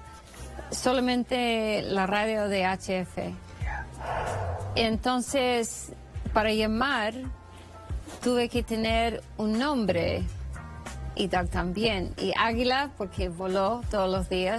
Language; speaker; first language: Spanish; non-native, fluent; English